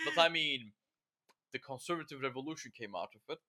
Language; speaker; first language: English; non-native, fluent; Turkish